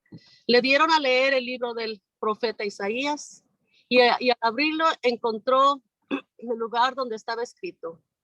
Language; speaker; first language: Spanish; native; Spanish